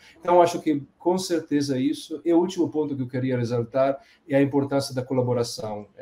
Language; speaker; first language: Portuguese; non-native, fluent; Italian